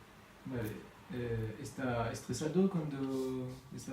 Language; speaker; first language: Spanish; non-native, learner; French